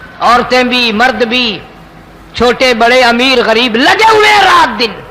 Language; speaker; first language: Urdu; non-native, local second language; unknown